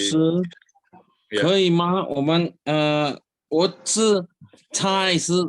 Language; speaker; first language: Chinese; early bilingual, heritage; Chinese